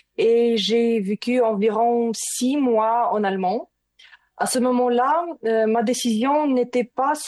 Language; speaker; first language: French; non-native, learner; Ukrainian